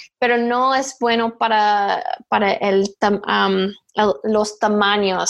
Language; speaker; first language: Spanish; non-native, learner; English